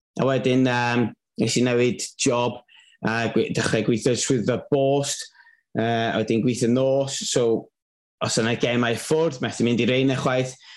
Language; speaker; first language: Welsh; native; Welsh